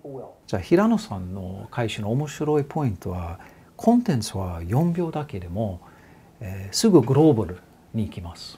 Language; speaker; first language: Japanese; non-native, fluent; English